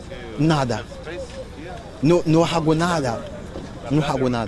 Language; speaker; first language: Spanish; non-native, learner; Haitian Creole